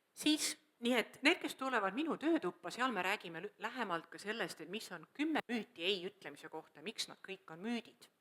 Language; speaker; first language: Estonian; native; Estonian